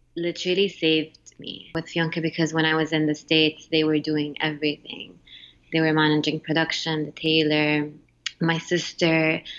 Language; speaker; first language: English; non-native, fluent; Arabic